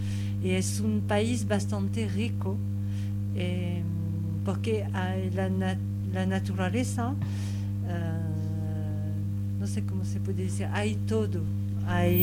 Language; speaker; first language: Spanish; non-native, learner; French